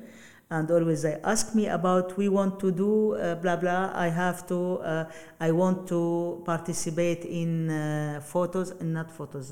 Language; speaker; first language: English; non-native, learner; Arabic